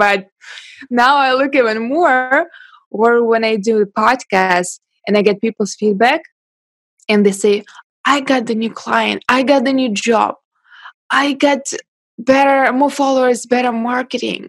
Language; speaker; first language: English; non-native, fluent; Russian